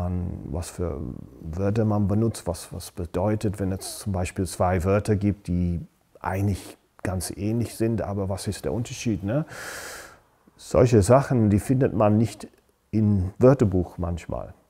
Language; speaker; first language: German; non-native, fluent; English